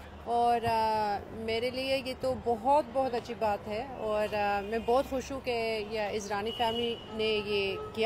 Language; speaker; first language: Hindi; early bilingual, heritage; Hindi